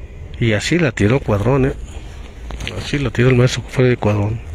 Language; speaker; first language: Spanish; native; Spanish